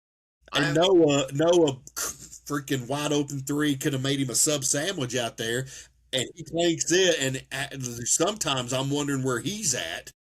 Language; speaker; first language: English; native; English